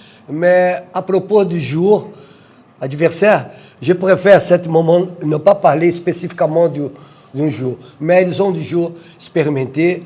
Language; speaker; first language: French; non-native, fluent; Portuguese